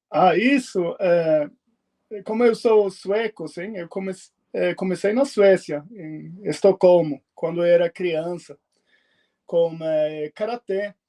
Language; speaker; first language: Portuguese; non-native, fluent; Swedish